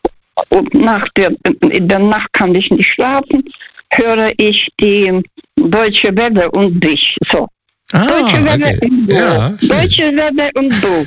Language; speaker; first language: German; non-native, fluent; Russian